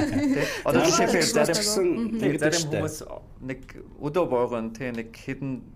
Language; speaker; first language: Mongolian; non-native, fluent; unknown